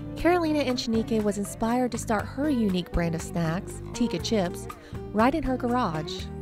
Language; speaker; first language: English; native; English